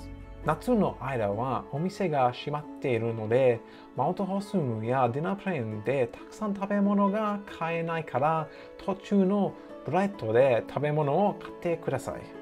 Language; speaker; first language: Japanese; non-native, learner; English